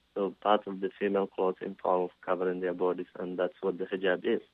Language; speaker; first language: English; non-native, fluent; Somali